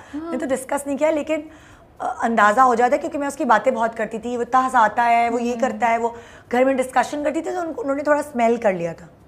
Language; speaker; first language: Urdu; native; Urdu